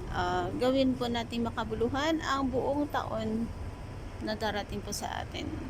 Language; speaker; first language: Filipino; native; Filipino